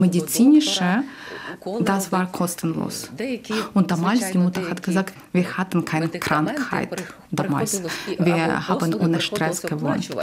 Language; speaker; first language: German; non-native, learner; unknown